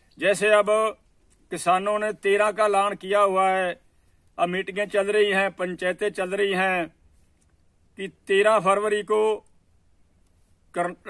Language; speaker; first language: Hindi; native; Hindi